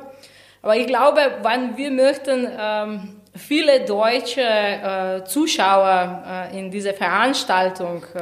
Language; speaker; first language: German; non-native, fluent; Slovenian